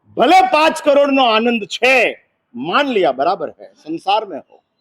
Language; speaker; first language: Hindi; non-native, local second language; Gujarati